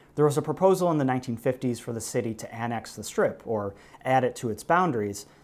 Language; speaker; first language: English; native; English